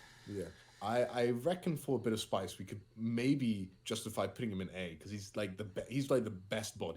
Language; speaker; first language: English; native; English